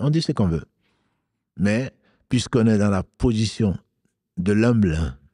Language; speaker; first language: French; native; French